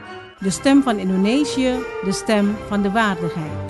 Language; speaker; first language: Dutch; non-native, fluent; Indonesian